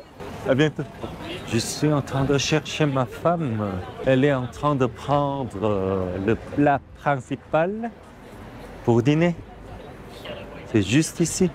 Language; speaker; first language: French; non-native, learner; Korean